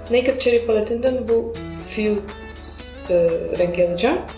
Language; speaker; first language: Turkish; non-native, fluent; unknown